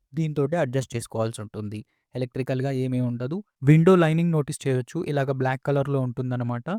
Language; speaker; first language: Telugu; native; Telugu